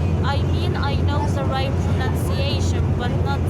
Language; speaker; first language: English; non-native, learner; Arabic